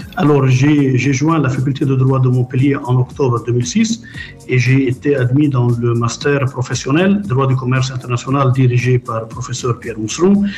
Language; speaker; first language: French; non-native, local second language; Arabic